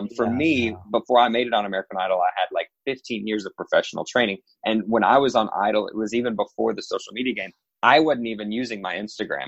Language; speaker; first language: English; native; English